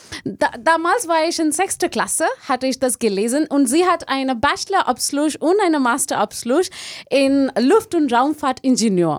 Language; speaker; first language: German; non-native, learner; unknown